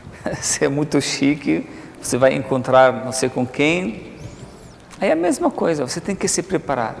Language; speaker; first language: Portuguese; non-native, fluent; Arabic